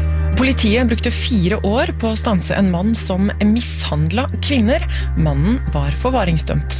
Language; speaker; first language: Norwegian; native; Norwegian